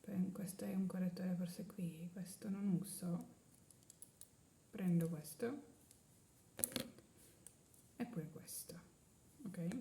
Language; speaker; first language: Italian; non-native, learner; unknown